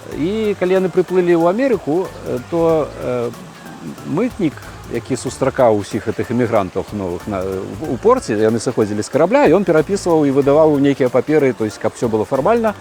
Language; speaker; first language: Belarusian; native; Belarusian